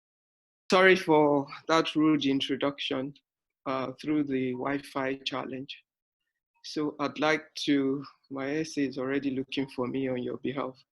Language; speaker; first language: English; non-native, local second language; Yoruba